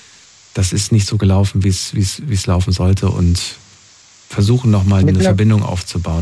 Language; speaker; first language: German; native; German